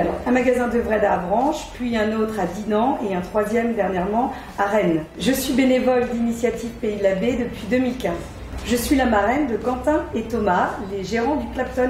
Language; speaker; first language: French; native; French